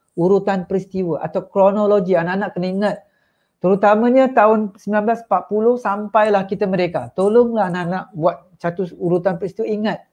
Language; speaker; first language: Malay; non-native, local second language; Tamil